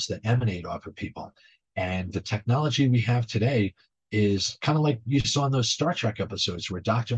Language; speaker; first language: English; native; English